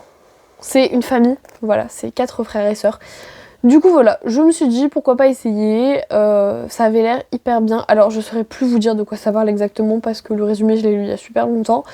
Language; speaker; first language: French; native; French